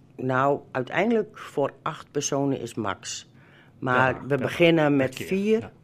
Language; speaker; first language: Dutch; native; Dutch